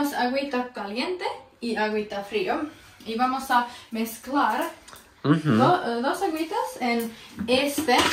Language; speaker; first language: Spanish; non-native, learner; Finnish